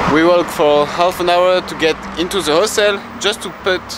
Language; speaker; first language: English; non-native, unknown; French